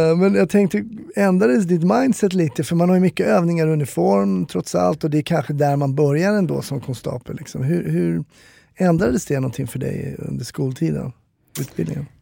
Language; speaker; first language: Swedish; native; Swedish